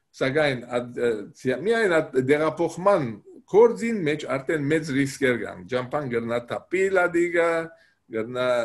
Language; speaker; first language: Armenian; native; Armenian